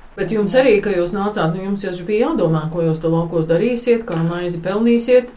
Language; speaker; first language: Latvian; native; Latvian